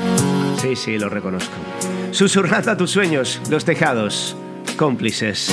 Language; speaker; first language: Spanish; native; Spanish